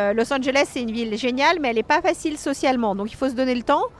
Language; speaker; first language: French; native; French